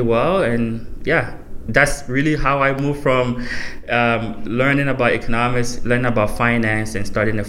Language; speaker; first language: English; non-native, local second language; Akan